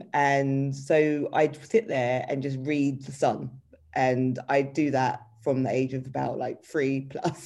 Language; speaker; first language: English; native; English